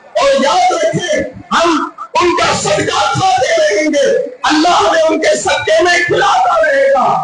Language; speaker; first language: Urdu; non-native, local second language; Sindhi